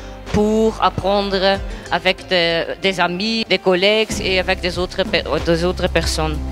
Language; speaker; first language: French; non-native, fluent; Dutch